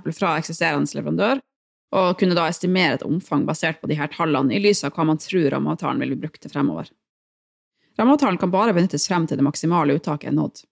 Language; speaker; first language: Norwegian; native; Norwegian